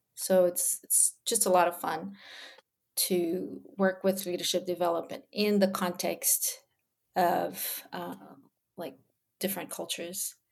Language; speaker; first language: English; early bilingual, other home language; Portuguese